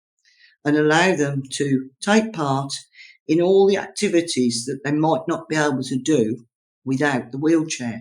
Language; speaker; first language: English; native; English